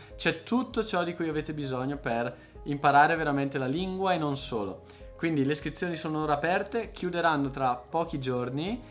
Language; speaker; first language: Italian; native; Italian